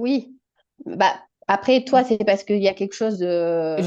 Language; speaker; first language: French; native; French